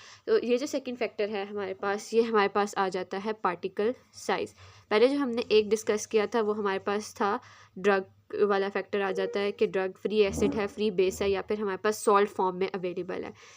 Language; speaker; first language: Hindi; native; Hindi